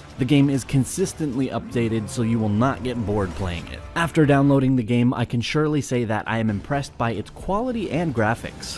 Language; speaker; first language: English; non-native, fluent; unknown